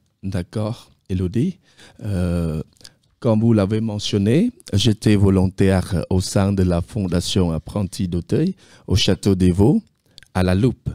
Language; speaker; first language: French; non-native, fluent; Khmer